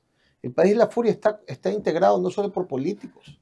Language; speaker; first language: Spanish; native; Spanish